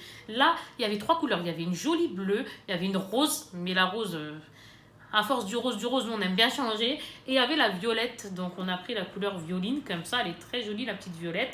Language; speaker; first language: French; native; French